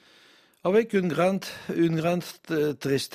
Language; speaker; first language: French; non-native, fluent; Russian